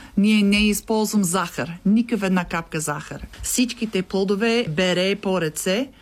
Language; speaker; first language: Bulgarian; non-native, learner; English